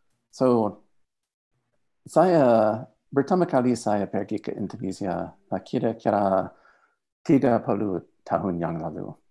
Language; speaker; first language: Indonesian; non-native, learner; English